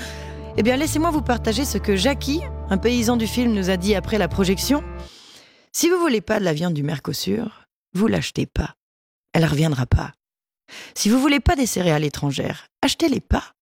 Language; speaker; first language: French; native; French